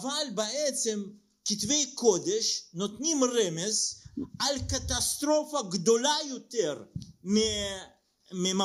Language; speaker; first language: Hebrew; non-native, fluent; Russian